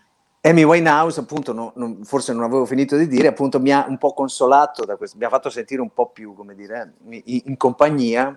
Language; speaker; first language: Italian; native; Italian